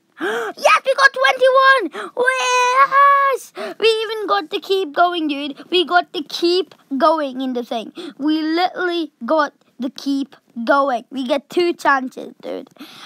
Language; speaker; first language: English; native; English